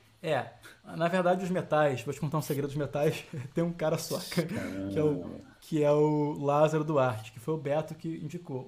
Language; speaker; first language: Portuguese; native; Portuguese